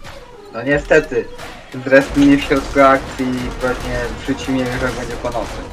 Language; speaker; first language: Polish; native; Polish